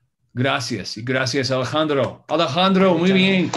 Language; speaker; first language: Spanish; non-native, learner; English